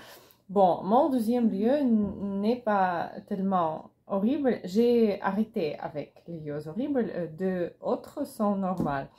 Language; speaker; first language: French; non-native, learner; Russian